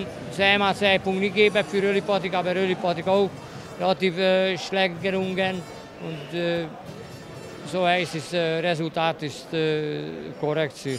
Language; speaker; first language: German; non-native, learner; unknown